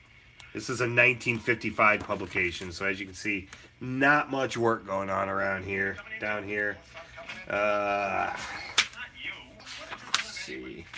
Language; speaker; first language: English; native; English